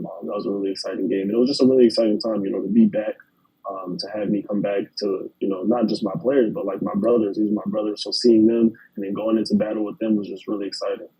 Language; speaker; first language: English; native; English